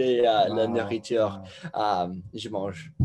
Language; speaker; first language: French; non-native, learner; English